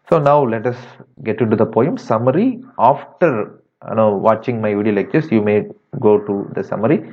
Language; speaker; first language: English; non-native, local second language; Tamil